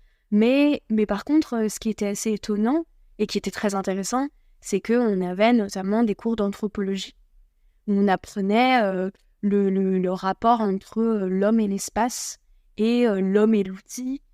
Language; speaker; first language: French; native; French